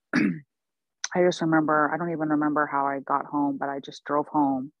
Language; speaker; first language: English; native; English